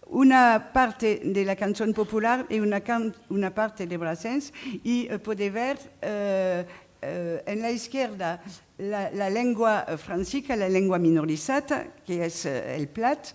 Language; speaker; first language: Spanish; non-native, fluent; French